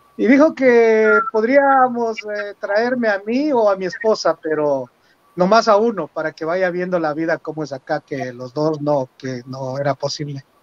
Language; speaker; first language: Spanish; native; Spanish